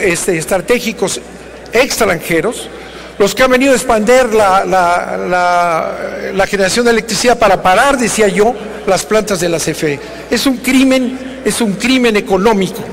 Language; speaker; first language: Spanish; native; Spanish